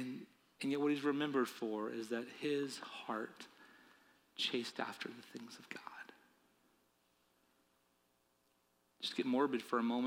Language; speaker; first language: English; native; English